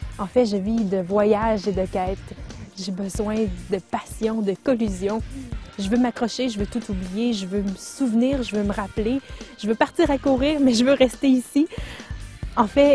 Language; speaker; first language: French; native; French